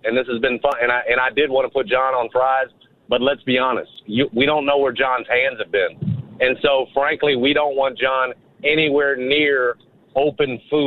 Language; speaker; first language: English; native; English